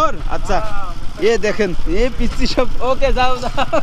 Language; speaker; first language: Hindi; non-native, learner; Bangla